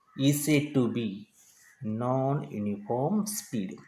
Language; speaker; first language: English; non-native, local second language; Marathi